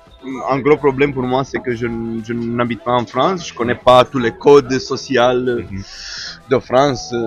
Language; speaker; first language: French; non-native, fluent; Romanian